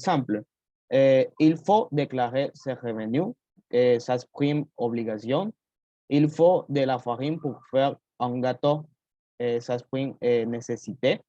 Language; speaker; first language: French; non-native, learner; Spanish